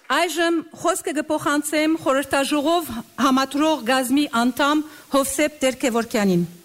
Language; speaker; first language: Armenian; early bilingual, heritage; Armenian